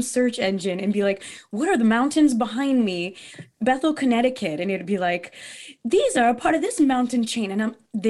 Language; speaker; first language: English; early bilingual, other home language; Portuguese